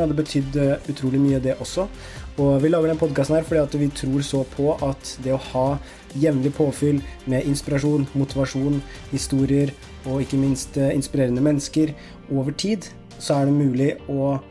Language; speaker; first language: Norwegian; native; Norwegian